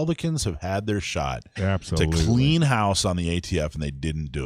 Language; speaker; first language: English; native; English